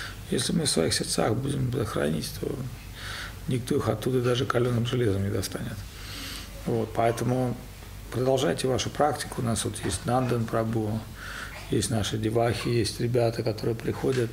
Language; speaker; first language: Russian; native; Russian